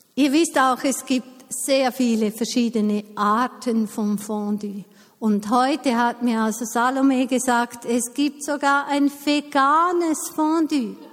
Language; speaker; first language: German; native; German